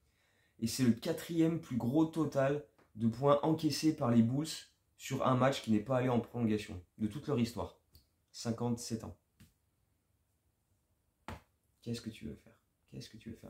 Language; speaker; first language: French; native; French